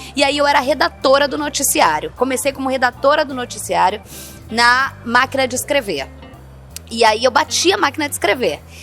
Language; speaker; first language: Portuguese; native; Portuguese